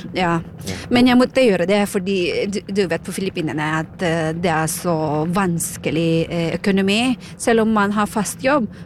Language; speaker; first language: Norwegian; non-native, fluent; Filipino